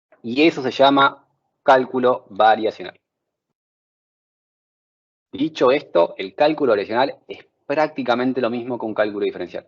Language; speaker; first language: Spanish; native; Spanish